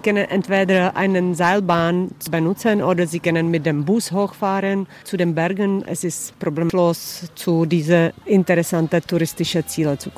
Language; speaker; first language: German; non-native, learner; Czech